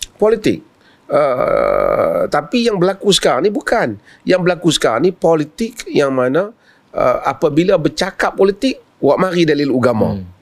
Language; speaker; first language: Malay; native; Malay